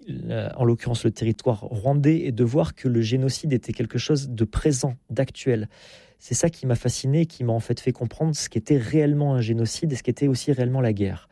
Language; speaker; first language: French; native; French